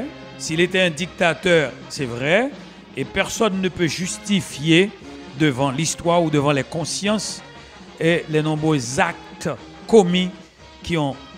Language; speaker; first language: French; non-native, local second language; Haitian Creole